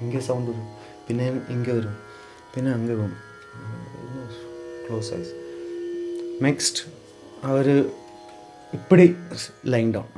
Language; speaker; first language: Tamil; non-native, learner; Malayalam